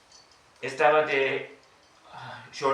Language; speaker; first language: Portuguese; non-native, learner; English